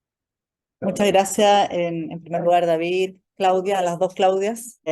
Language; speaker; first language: Spanish; native; Spanish